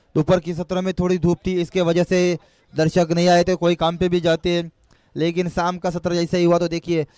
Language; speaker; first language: Hindi; non-native, local second language; Marathi